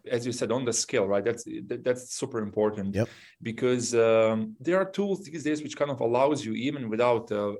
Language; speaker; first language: English; non-native, fluent; Bosnian